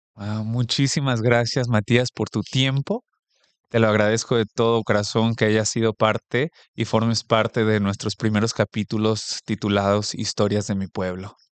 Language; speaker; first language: Spanish; early bilingual, heritage; Spanish